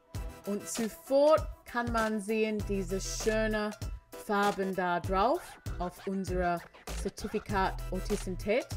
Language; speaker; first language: German; non-native, learner; English